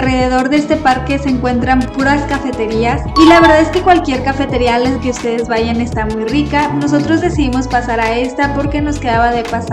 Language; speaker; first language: Spanish; native; Spanish